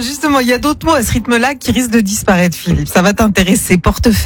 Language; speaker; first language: French; native; French